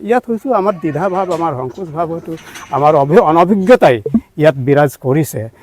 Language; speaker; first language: Assamese; non-native, local second language; Sadri